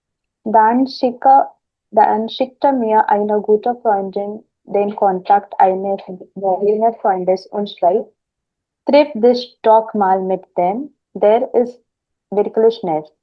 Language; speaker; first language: German; non-native, learner; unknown